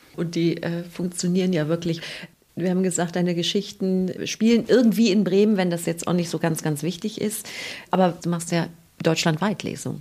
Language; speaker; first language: German; native; German